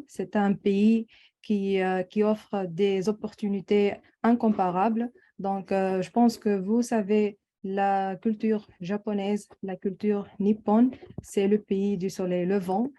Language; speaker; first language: French; non-native, local second language; Arabic